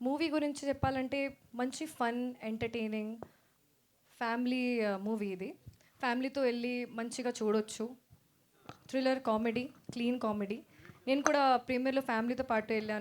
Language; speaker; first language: Telugu; non-native, local second language; Hindi